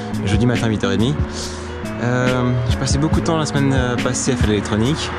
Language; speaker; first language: French; native; French